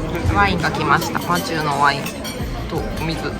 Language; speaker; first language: Japanese; native; Japanese